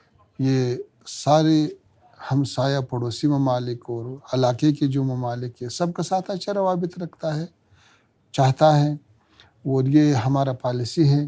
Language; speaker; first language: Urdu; non-native, fluent; Pashto